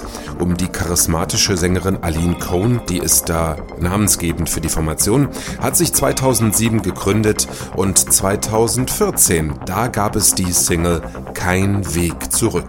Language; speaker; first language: German; native; German